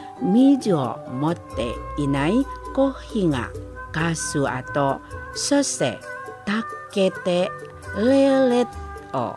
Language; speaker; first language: Japanese; non-native, fluent; Indonesian